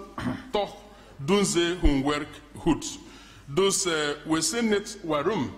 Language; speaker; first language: Dutch; non-native, fluent; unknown